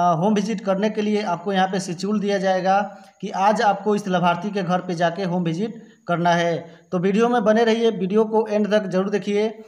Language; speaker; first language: Hindi; native; Hindi